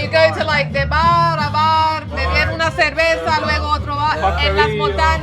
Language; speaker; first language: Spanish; non-native, learner; English